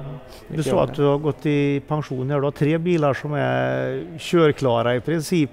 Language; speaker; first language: Swedish; native; Swedish